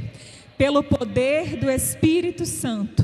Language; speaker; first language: Portuguese; native; Portuguese